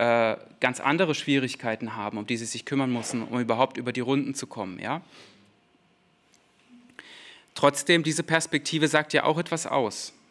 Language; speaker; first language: German; native; German